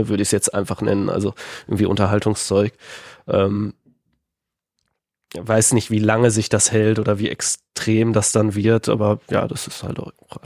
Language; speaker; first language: German; native; German